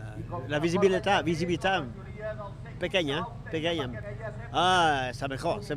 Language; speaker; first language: Spanish; non-native, learner; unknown